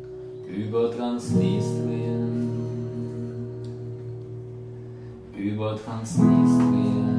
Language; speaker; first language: German; non-native, fluent; Russian